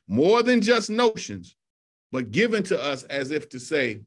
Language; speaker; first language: English; native; English